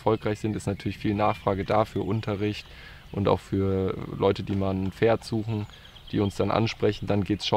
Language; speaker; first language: German; native; German